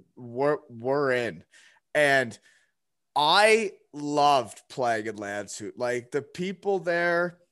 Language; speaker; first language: English; native; English